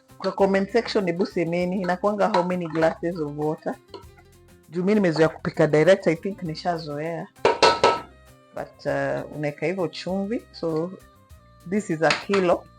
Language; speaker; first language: Swahili; non-native, local second language; Luyia